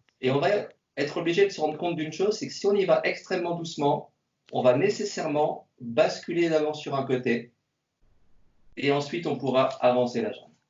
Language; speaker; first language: French; native; French